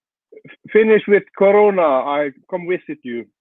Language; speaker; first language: English; non-native, learner; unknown